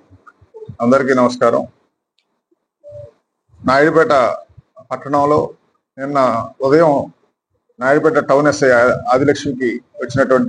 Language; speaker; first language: Telugu; native; Telugu